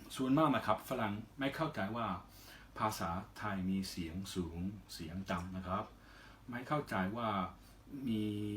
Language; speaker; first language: Thai; non-native, fluent; English